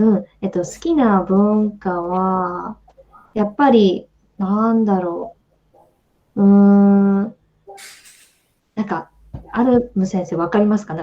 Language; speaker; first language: Japanese; non-native, fluent; Indonesian